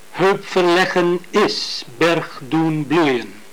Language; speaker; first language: Dutch; non-native, fluent; English